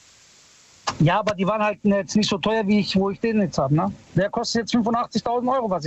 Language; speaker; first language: German; early bilingual, other home language; Italian